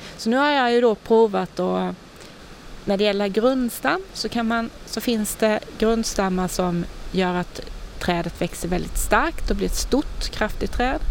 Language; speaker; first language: Swedish; native; Swedish